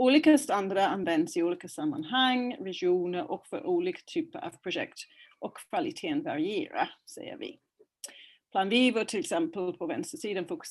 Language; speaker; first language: Swedish; non-native, fluent; English